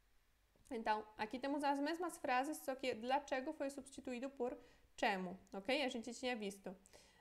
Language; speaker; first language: Portuguese; non-native, fluent; Polish